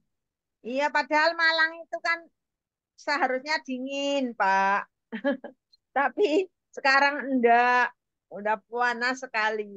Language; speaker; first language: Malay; non-native, local second language; Javanese